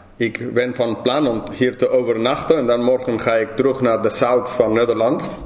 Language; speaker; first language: Dutch; non-native, fluent; English